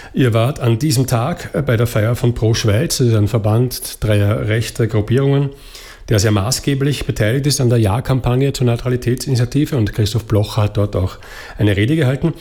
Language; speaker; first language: German; native; German